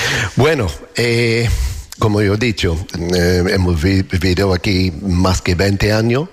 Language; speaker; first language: Spanish; non-native, learner; English